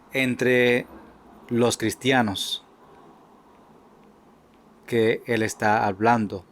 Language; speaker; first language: Spanish; non-native, fluent; English